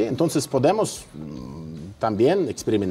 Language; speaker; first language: Spanish; non-native, fluent; Russian